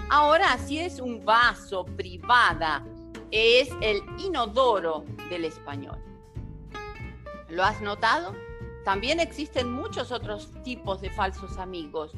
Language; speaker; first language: Spanish; non-native, fluent; Portuguese